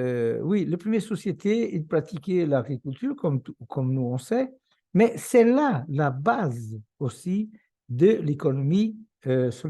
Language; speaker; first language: French; non-native, fluent; Portuguese